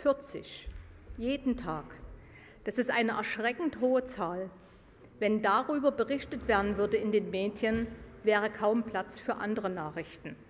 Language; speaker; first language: German; native; German